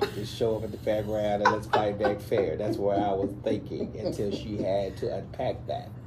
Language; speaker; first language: English; native; English